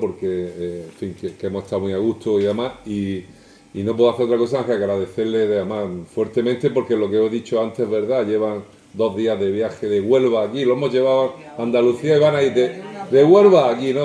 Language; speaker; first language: Spanish; native; Spanish